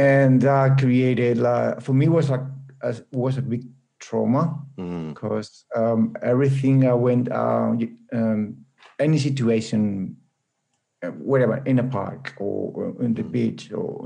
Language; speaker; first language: English; non-native, fluent; Spanish